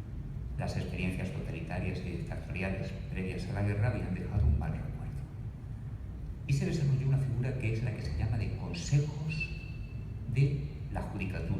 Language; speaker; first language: Spanish; native; Spanish